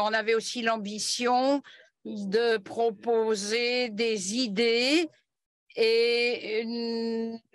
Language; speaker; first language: French; non-native, fluent; Catalan